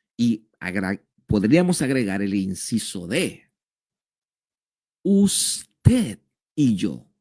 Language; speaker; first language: Spanish; native; Spanish